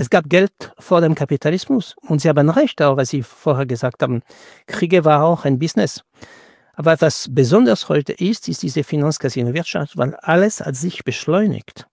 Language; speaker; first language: German; non-native, fluent; French